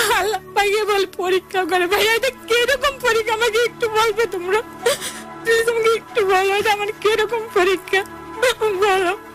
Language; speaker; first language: Bangla; early bilingual, heritage; Bangla